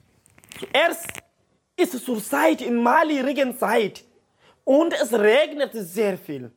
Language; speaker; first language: German; non-native, learner; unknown